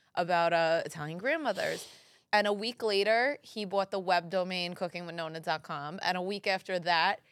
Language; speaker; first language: English; early bilingual, other home language; Italian